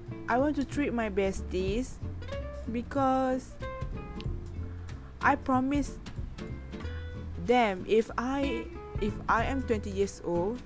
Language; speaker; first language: English; non-native, learner; Malay